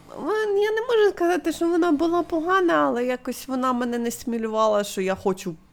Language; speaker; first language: Ukrainian; non-native, local second language; Russian